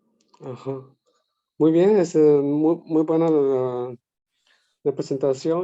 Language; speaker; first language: Spanish; non-native, learner; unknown